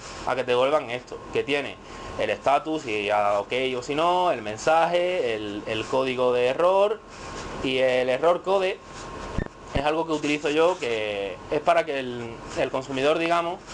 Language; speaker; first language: Spanish; native; Spanish